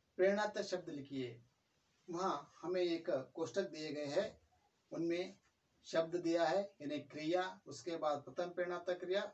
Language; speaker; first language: Hindi; non-native, local second language; Kannada